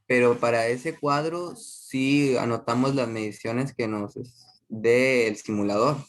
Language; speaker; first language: Spanish; native; Spanish